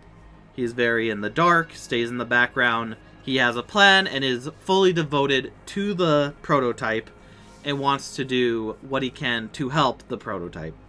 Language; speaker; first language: English; native; English